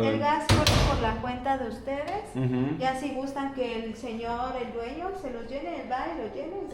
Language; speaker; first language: Spanish; native; Spanish